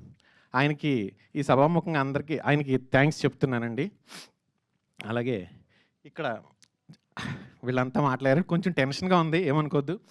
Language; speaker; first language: Telugu; native; Telugu